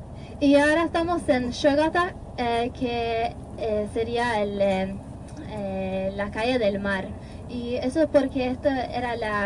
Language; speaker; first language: Spanish; non-native, fluent; Norwegian